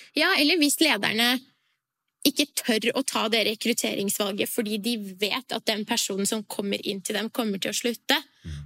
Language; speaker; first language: Norwegian; early bilingual, other home language; Persian